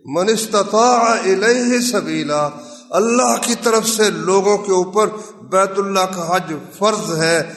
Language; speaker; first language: Urdu; non-native, local second language; Punjabi